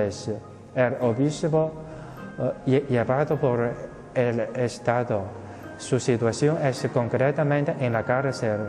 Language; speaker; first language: Spanish; non-native, fluent; Chinese